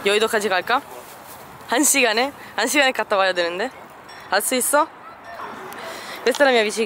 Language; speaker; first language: Korean; non-native, fluent; Italian